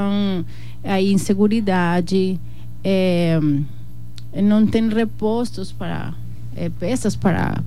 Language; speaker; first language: Portuguese; non-native, learner; Spanish